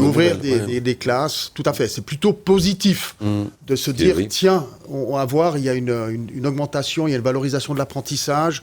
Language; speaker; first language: French; native; French